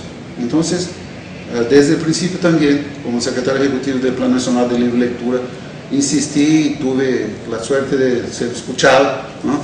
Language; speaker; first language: Spanish; non-native, fluent; Portuguese